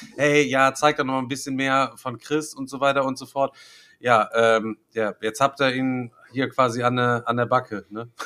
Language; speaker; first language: German; native; German